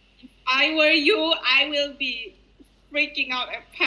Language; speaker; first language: English; non-native, fluent; Indonesian